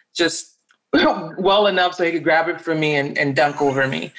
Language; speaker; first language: English; non-native, local second language; Yoruba